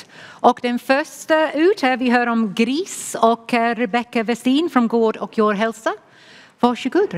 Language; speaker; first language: Swedish; non-native, fluent; English